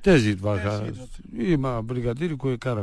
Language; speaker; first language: Bulgarian; non-native, learner; Greek